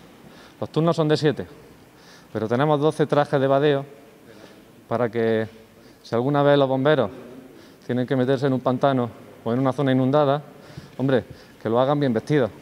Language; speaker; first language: Spanish; native; Spanish